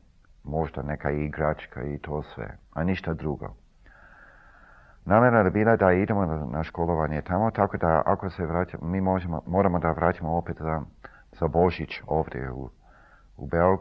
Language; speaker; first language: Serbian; early bilingual, heritage; Serbian